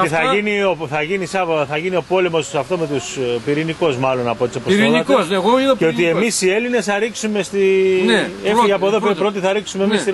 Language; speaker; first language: Greek; native; Greek